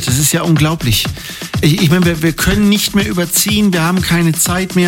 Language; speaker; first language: German; native; German